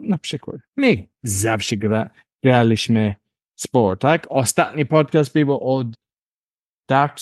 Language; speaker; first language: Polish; non-native, learner; English